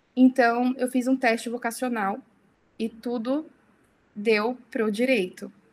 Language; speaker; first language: Portuguese; early bilingual, heritage; Portuguese